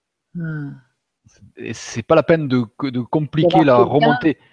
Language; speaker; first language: French; native; French